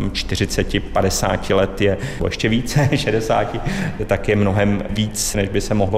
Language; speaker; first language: Czech; native; Czech